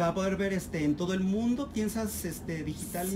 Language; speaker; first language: Spanish; native; Spanish